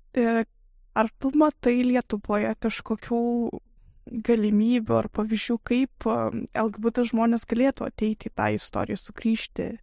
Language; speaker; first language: Lithuanian; non-native, fluent; Russian